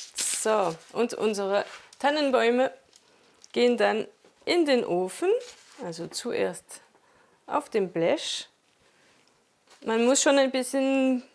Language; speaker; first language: German; non-native, local second language; Swiss German